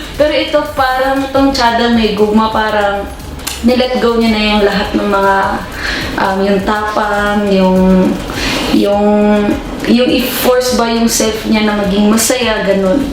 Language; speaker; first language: Filipino; non-native, local second language; Cebuano